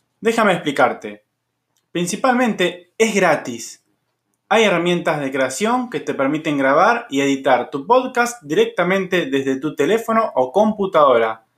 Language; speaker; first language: Spanish; native; Spanish